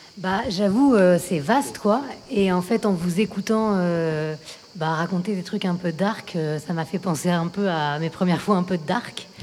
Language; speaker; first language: French; native; French